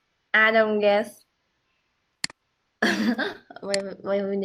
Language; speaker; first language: English; non-native, learner; Vietnamese